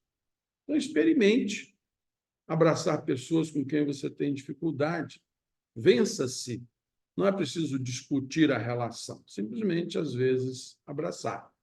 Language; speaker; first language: Portuguese; native; Portuguese